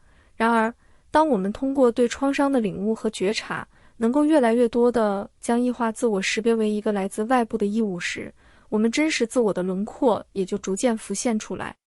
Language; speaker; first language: Chinese; native; Chinese